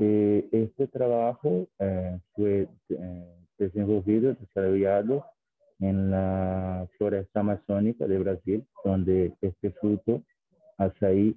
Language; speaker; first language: Spanish; non-native, fluent; Portuguese